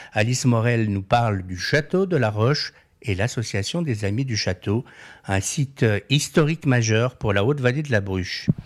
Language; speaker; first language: French; native; French